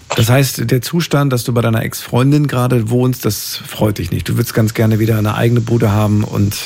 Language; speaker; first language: German; native; German